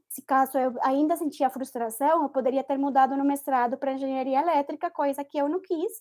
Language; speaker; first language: Portuguese; non-native, fluent; Spanish